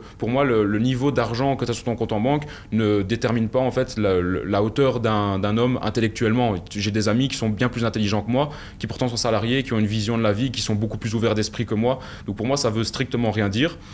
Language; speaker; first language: French; native; French